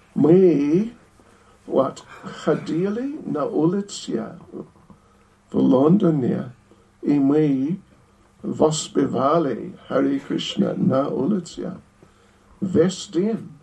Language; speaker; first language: Russian; non-native, learner; English